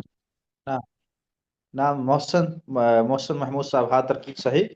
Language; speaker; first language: Arabic; non-native, learner; Urdu